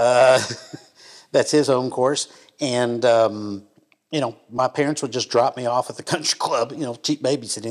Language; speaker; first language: English; native; English